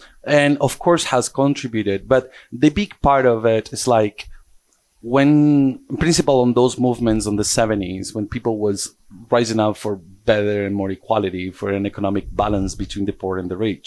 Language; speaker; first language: English; early bilingual, other home language; Portuguese